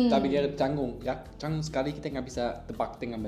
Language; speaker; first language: Indonesian; non-native, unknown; German